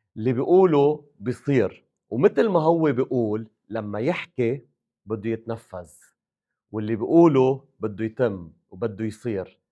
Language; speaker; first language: Arabic; native; Arabic